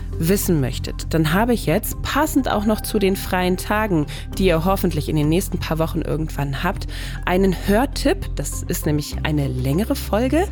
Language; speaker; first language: German; native; German